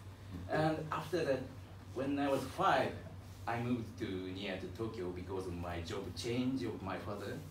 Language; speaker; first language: English; non-native, learner; Japanese